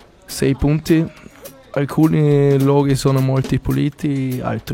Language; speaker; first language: Italian; non-native, learner; German